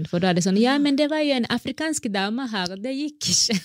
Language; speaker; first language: Norwegian; non-native, fluent; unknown